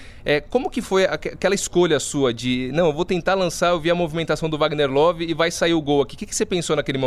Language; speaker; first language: Portuguese; native; Portuguese